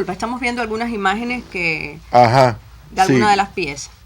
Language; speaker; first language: Spanish; native; Spanish